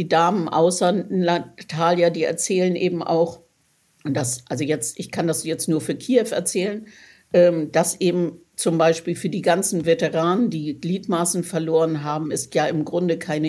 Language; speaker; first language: German; native; German